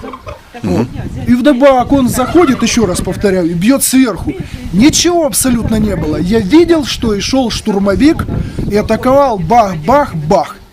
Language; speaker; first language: Russian; native; Russian